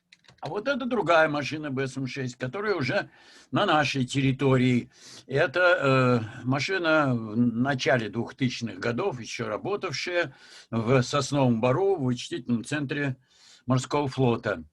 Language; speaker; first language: Russian; native; Russian